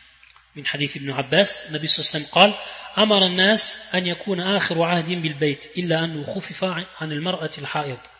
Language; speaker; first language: Arabic; non-native, fluent; French